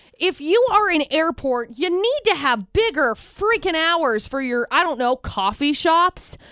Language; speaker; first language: English; native; English